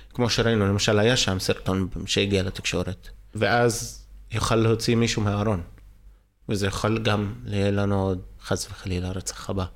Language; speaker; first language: Hebrew; non-native, local second language; Arabic